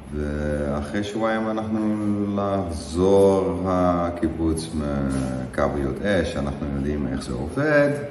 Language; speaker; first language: Hebrew; non-native, learner; Dutch